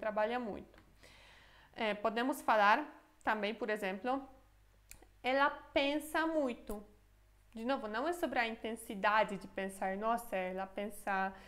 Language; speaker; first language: Portuguese; non-native, fluent; Polish